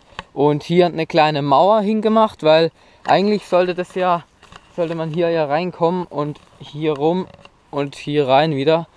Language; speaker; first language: German; native; German